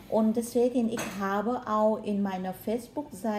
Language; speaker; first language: German; non-native, learner; Vietnamese